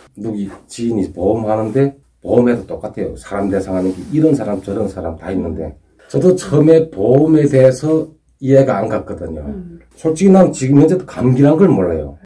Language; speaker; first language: Korean; native; Korean